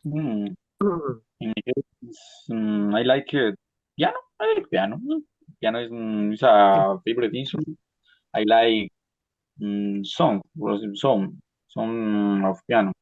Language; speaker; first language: English; non-native, learner; Spanish